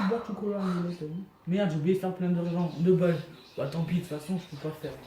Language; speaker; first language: French; native; French